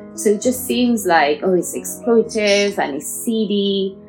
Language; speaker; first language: English; non-native, local second language; Persian